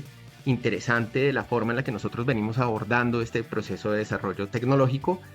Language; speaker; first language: Spanish; native; Spanish